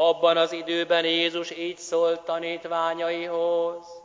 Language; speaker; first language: Hungarian; native; Hungarian